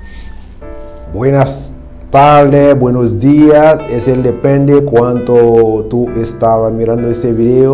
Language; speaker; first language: Spanish; non-native, learner; Haitian Creole